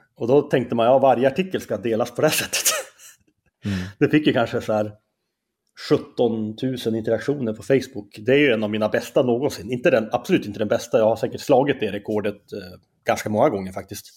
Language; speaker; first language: Swedish; native; Swedish